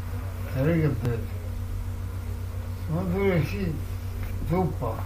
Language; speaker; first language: Estonian; non-native, local second language; Russian